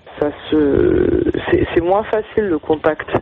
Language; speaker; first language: French; native; French